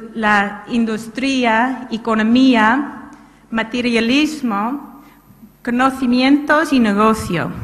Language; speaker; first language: Spanish; non-native, fluent; English